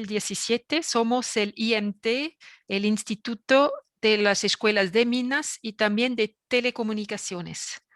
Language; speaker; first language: Spanish; non-native, fluent; French